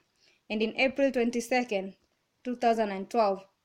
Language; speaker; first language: English; non-native, local second language; Kamba